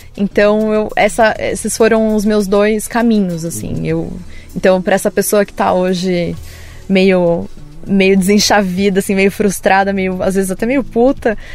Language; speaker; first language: Portuguese; native; Portuguese